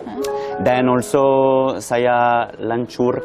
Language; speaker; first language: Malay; non-native, learner; French